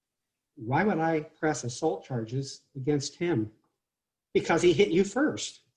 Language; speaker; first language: English; native; English